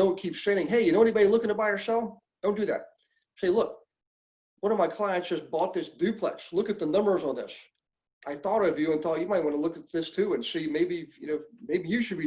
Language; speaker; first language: English; native; English